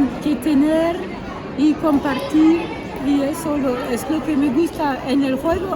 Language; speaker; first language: Spanish; non-native, fluent; French